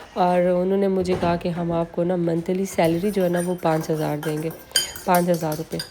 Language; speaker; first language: Urdu; non-native, local second language; Northern Hindko